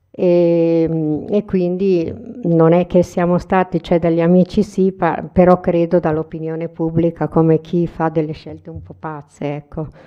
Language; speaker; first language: Italian; native; Italian